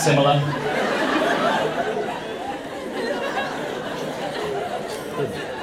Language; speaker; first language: English; native; English